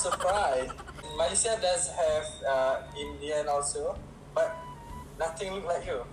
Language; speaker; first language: English; non-native, local second language; Malay